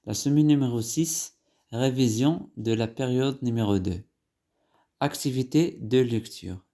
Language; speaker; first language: French; non-native, local second language; Arabic